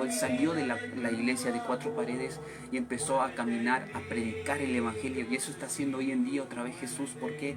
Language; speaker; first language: Spanish; native; Spanish